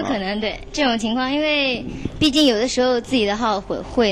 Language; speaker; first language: Chinese; native; Chinese